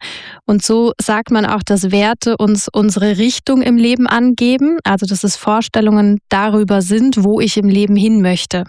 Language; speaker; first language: German; native; German